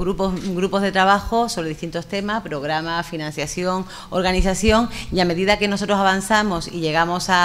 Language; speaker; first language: Spanish; native; Spanish